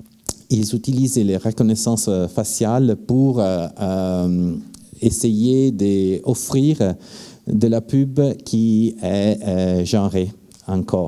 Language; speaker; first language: French; non-native, fluent; Italian